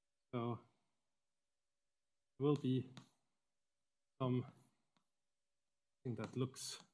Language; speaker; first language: English; non-native, fluent; German